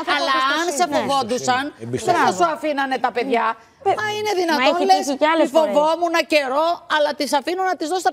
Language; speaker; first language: Greek; native; Greek